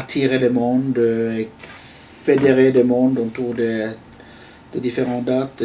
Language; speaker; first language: French; non-native, fluent; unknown